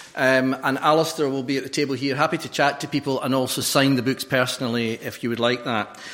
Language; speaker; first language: English; native; English